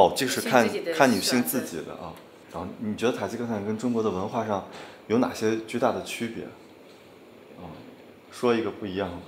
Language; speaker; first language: Chinese; native; Chinese